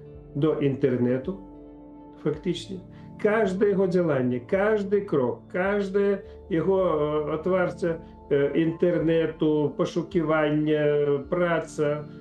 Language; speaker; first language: Polish; non-native, fluent; Ukrainian